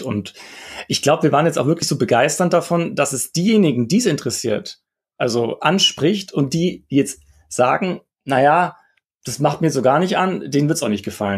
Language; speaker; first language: German; native; German